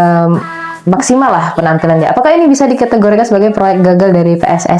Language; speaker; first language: Indonesian; native; Indonesian